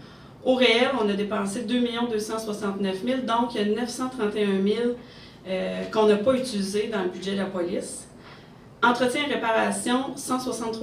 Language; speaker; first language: French; native; French